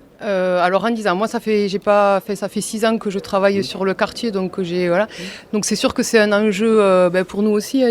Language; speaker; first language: French; native; French